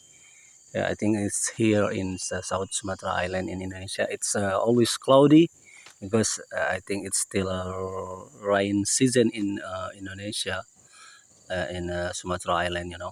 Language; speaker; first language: English; non-native, learner; Indonesian